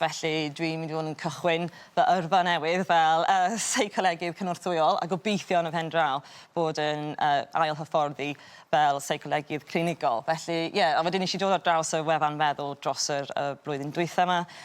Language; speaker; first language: Welsh; native; Welsh